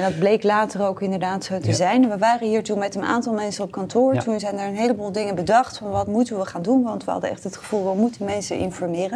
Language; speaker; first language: Dutch; native; Dutch